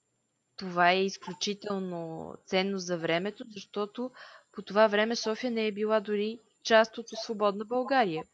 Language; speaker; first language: Bulgarian; native; Bulgarian